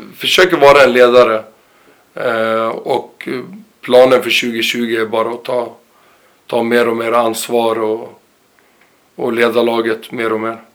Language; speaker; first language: Swedish; early bilingual, other home language; Arabic